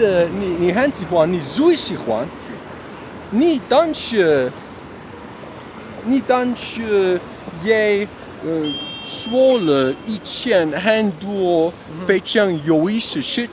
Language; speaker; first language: Chinese; non-native, learner; German